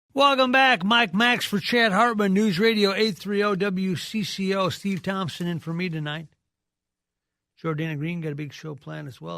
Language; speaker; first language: English; native; English